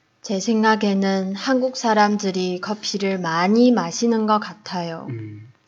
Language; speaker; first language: Korean; non-native, fluent; Chinese